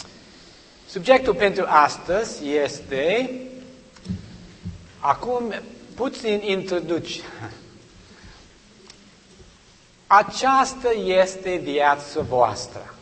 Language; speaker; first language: Romanian; non-native, learner; English